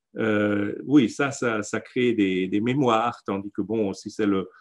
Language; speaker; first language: French; non-native, fluent; German